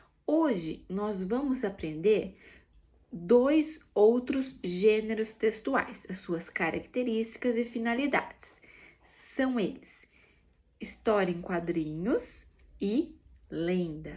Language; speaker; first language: Portuguese; native; Portuguese